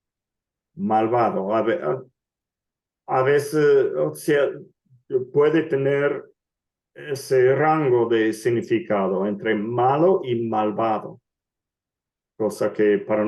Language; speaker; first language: Spanish; non-native, fluent; English